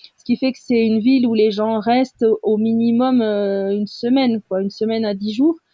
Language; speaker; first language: French; native; French